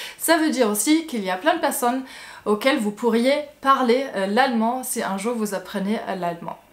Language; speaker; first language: French; non-native, fluent; German